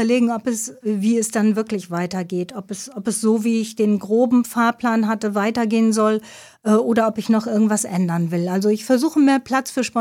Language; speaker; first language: German; native; German